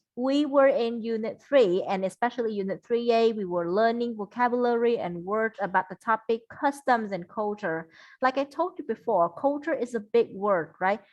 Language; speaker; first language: English; non-native, fluent; Vietnamese